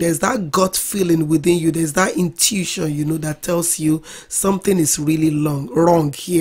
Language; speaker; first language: English; non-native, local second language; Yoruba